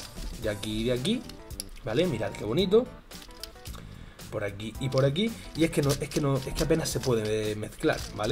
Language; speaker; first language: Spanish; native; Spanish